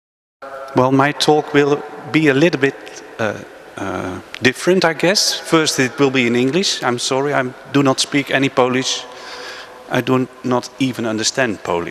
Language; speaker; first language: English; non-native, fluent; Dutch